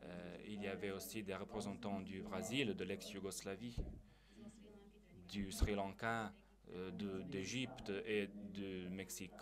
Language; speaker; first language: French; non-native, fluent; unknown